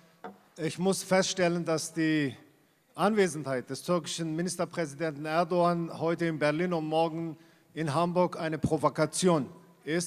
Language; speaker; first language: German; non-native, fluent; Kurdish